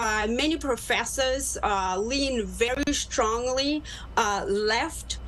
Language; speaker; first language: English; non-native, fluent; Russian